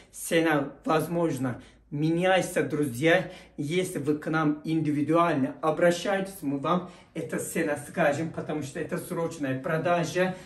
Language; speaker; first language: Russian; non-native, learner; Turkish